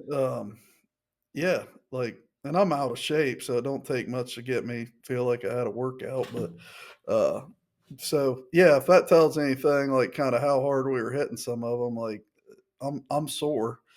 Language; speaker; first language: English; native; English